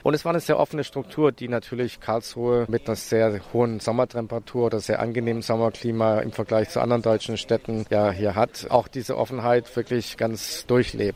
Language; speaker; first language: German; native; German